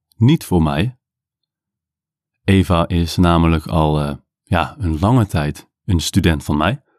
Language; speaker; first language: Dutch; native; Dutch